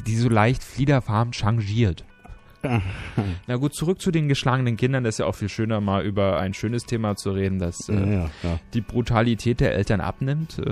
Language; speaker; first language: German; native; German